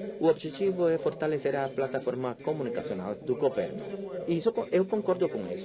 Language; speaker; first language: Portuguese; non-native, fluent; Spanish